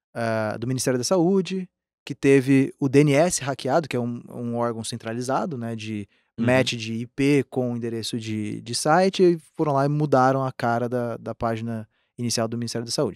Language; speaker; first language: Portuguese; native; Portuguese